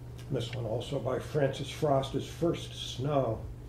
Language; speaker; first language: English; native; English